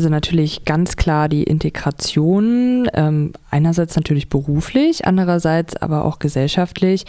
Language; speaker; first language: German; native; German